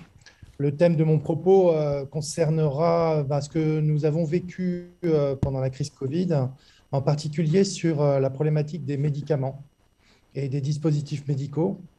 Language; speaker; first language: French; native; French